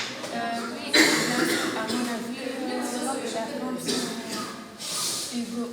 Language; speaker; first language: French; non-native, local second language; Arabic